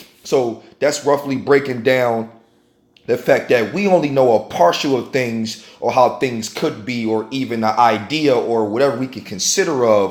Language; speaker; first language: English; native; English